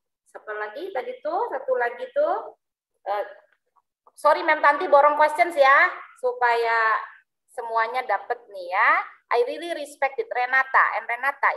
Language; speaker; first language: English; non-native, learner; Indonesian